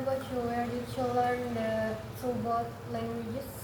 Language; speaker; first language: English; non-native, learner; Indonesian